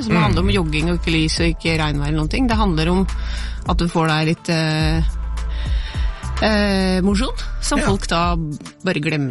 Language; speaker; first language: Norwegian; native; Norwegian